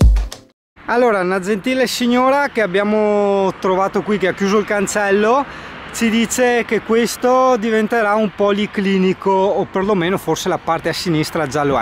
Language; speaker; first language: Italian; native; Italian